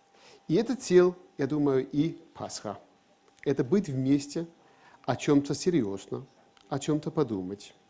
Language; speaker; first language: Russian; non-native, fluent; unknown